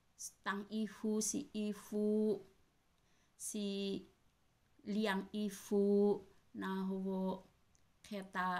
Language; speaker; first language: Chinese; non-native, learner; Indonesian